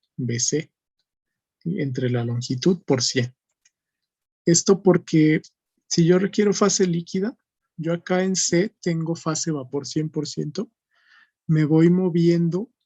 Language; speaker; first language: Spanish; native; Spanish